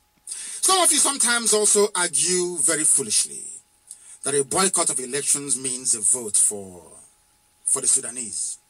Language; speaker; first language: English; non-native, local second language; Igbo